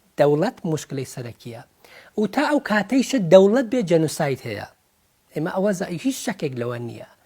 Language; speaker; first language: Central Kurdish; early bilingual, heritage; Central Kurdish